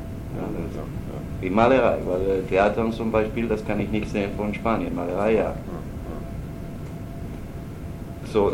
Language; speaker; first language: German; non-native, learner; Spanish